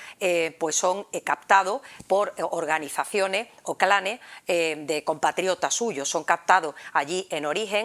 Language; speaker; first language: Spanish; native; Spanish